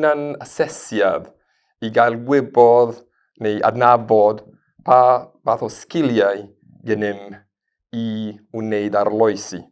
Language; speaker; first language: Welsh; non-native, learner; Spanish